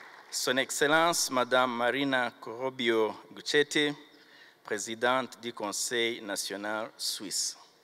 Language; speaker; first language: French; non-native, local second language; Kinyarwanda